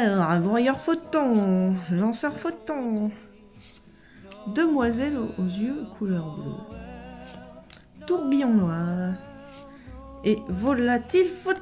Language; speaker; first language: French; native; French